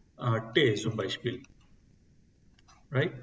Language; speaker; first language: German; non-native, fluent; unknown